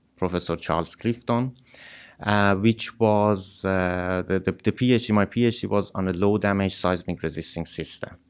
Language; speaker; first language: English; non-native, fluent; Persian